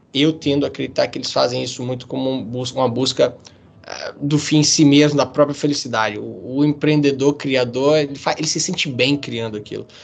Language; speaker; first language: Portuguese; native; Portuguese